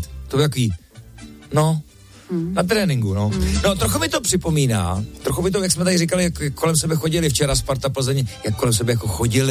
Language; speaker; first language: Czech; native; Czech